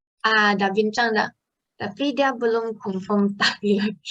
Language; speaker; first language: Malay; native; Malay